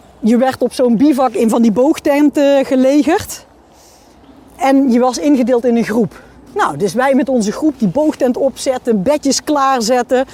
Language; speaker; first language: Dutch; native; Dutch